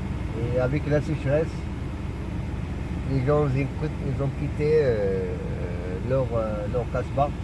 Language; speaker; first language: French; non-native, local second language; Arabic